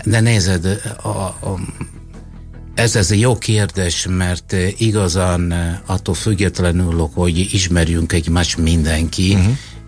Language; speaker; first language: Hungarian; non-native, learner; Italian